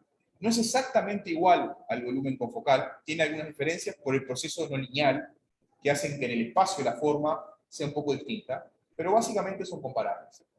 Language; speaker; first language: Spanish; native; Spanish